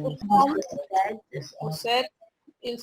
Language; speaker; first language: French; non-native, learner; Spanish